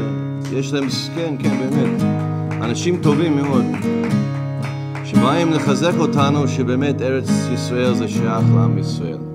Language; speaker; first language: Hebrew; non-native, fluent; English